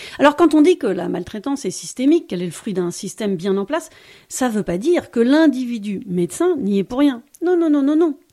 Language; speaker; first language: French; native; French